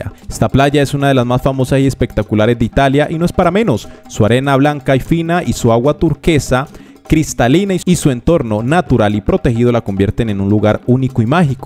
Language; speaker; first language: Spanish; native; Spanish